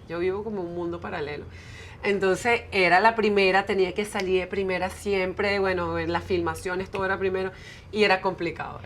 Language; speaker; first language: Spanish; early bilingual, heritage; Spanish